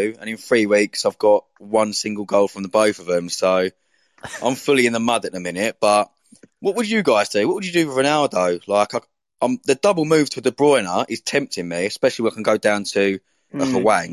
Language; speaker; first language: English; native; English